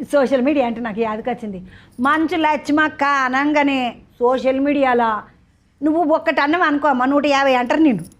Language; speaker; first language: Telugu; native; Telugu